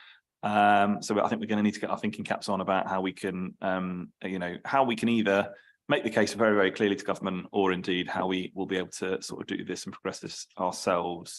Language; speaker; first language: English; native; English